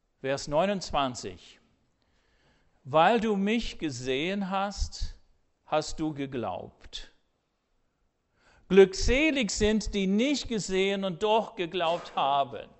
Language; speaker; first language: German; non-native, fluent; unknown